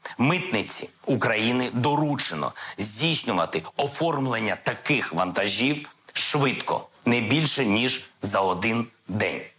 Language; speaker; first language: Ukrainian; non-native, local second language; Russian